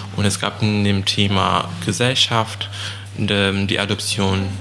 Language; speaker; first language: German; non-native, fluent; French